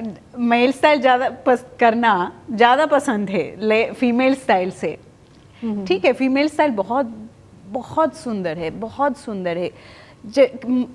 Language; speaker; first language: Hindi; non-native, fluent; Spanish